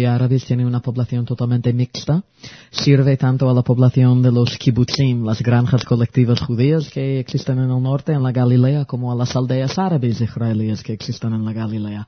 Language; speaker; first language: Spanish; early bilingual, heritage; Spanish